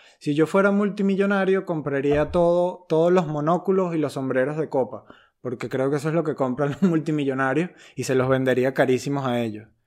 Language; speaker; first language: Spanish; native; Spanish